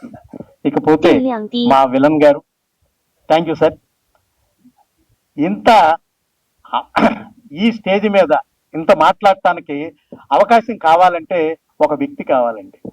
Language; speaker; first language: Telugu; native; Telugu